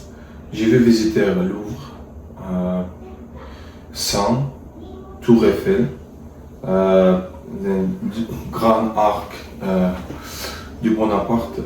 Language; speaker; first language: French; non-native, learner; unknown